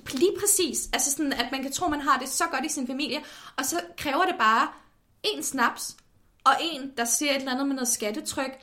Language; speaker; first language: Danish; native; Danish